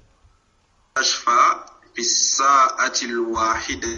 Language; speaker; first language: Arabic; non-native, learner; French